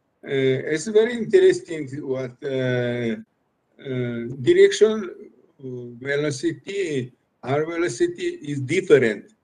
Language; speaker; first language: English; non-native, learner; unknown